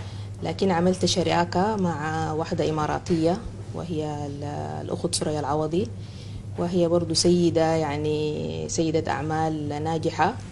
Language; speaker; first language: Arabic; native; Arabic